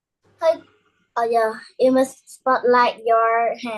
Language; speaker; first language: English; non-native, learner; Vietnamese